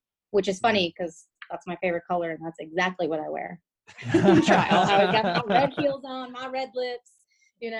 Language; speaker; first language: English; native; English